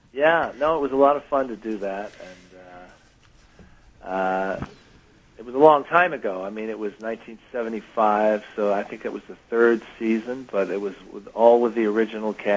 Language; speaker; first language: English; native; English